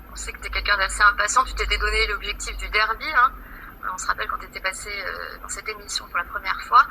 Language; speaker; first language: French; native; French